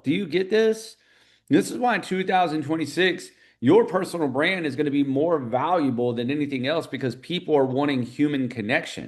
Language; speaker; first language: English; native; English